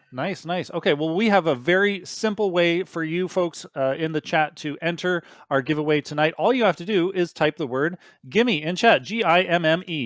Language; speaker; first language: English; native; English